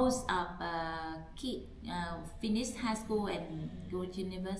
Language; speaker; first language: English; non-native, learner; Vietnamese